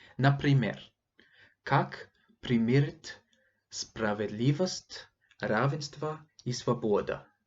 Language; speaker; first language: Russian; non-native, learner; English